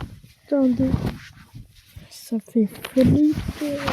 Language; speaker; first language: French; native; French